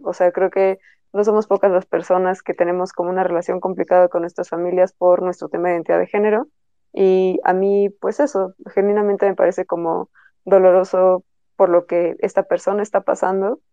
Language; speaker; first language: Spanish; native; Spanish